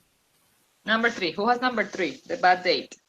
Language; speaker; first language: English; non-native, fluent; Spanish